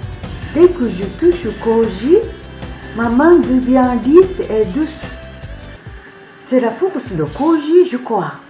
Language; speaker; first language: French; non-native, fluent; Japanese